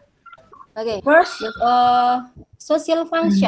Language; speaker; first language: English; non-native, fluent; Indonesian